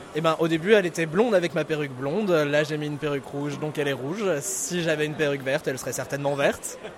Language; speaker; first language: French; native; French